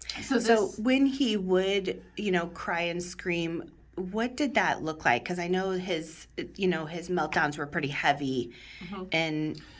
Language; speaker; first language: English; native; English